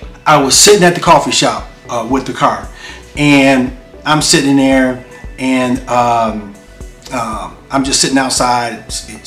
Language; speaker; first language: English; native; English